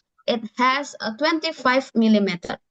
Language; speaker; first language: English; non-native, learner; Indonesian